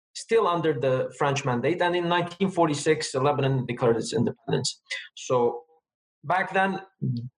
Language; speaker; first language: English; non-native, fluent; Armenian